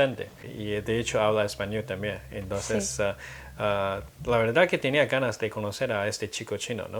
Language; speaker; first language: Spanish; non-native, fluent; Chinese